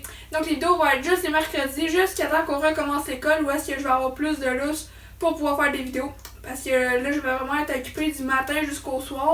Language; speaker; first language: French; native; French